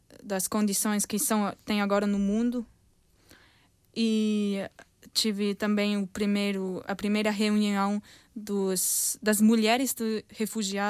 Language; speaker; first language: Portuguese; early bilingual, heritage; Portuguese